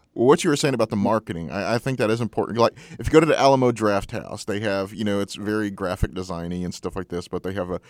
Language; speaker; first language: English; native; English